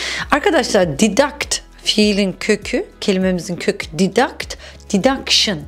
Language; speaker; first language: English; non-native, fluent; Turkish